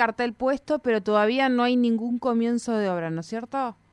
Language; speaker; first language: Spanish; native; Spanish